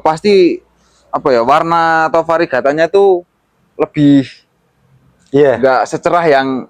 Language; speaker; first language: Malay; non-native, local second language; Javanese